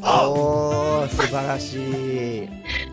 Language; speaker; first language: Japanese; non-native, fluent; Spanish